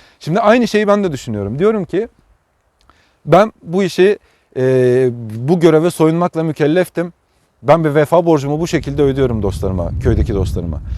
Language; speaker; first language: Turkish; native; Turkish